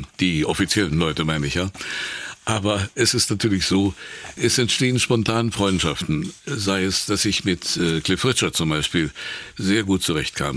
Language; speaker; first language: German; native; German